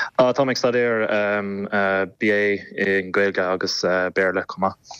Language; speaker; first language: Irish; non-native, local second language; English